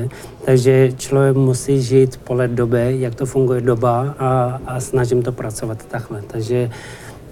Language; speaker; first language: Czech; non-native, learner; Tibetan